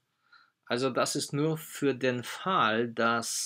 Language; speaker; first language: German; non-native, fluent; Polish